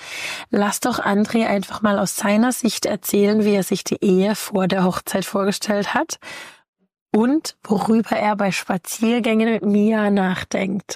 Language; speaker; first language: German; native; German